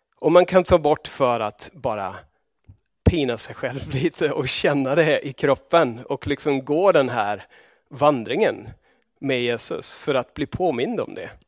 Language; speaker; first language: Swedish; non-native, fluent; English